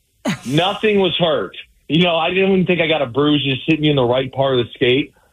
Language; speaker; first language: English; native; English